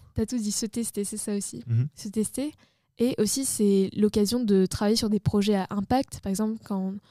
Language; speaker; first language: French; native; French